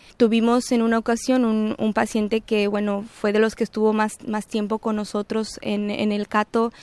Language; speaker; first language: Spanish; native; Spanish